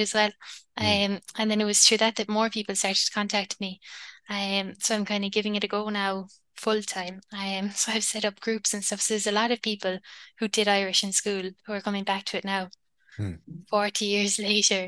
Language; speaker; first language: English; non-native, local second language; Irish